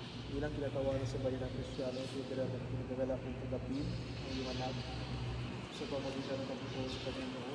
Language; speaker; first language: Filipino; native; Filipino